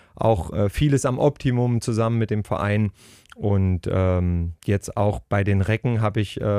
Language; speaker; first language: German; native; German